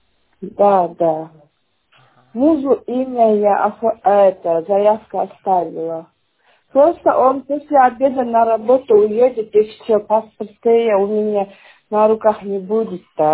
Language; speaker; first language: Russian; non-native, learner; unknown